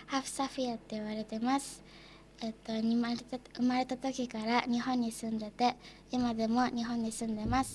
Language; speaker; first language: Japanese; early bilingual, other home language; Indonesian